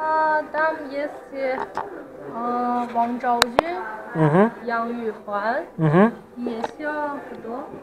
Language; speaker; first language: Russian; non-native, learner; Chinese